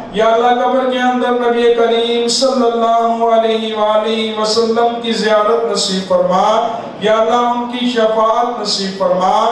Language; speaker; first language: Urdu; non-native, local second language; Punjabi